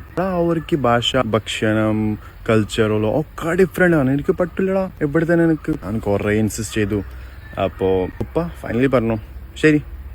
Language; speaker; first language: Malayalam; non-native, local second language; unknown